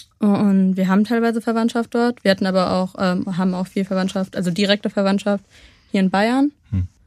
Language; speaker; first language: German; native; German